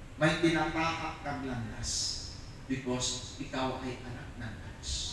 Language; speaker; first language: Filipino; non-native, local second language; Iloko